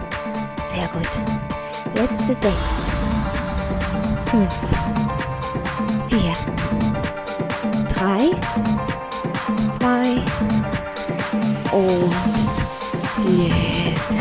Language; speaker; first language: German; native; German